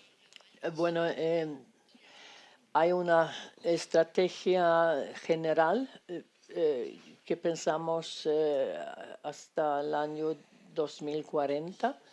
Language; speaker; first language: Spanish; non-native, fluent; Swedish